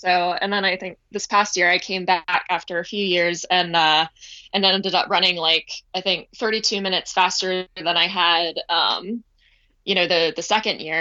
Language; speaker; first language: English; native; English